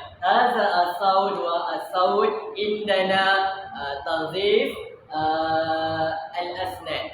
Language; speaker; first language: Arabic; non-native, learner; Malay